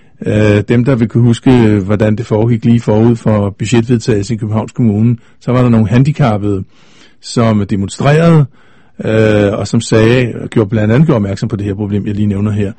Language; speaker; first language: Danish; native; Danish